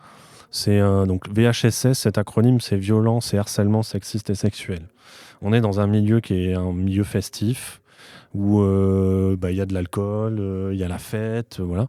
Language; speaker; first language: French; native; French